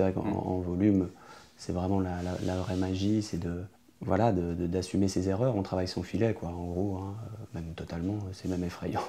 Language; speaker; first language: French; native; French